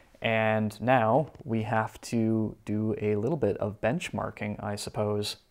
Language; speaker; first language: English; native; English